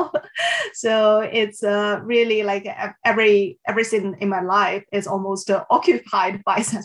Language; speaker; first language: English; non-native, fluent; Chinese